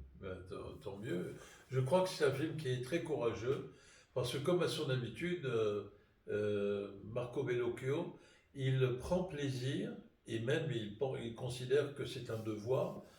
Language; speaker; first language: French; native; French